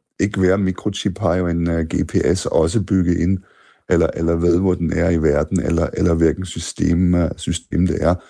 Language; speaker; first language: Danish; non-native, fluent; German